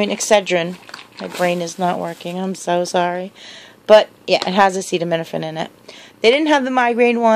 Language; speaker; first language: English; native; English